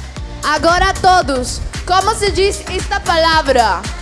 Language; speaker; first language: Portuguese; non-native, learner; Spanish